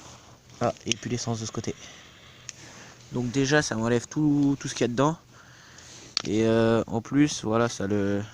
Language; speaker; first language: French; native; French